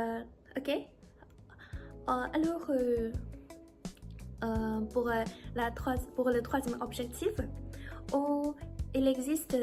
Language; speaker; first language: French; non-native, learner; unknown